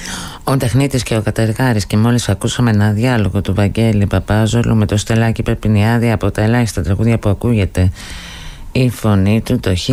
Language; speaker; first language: Greek; native; Greek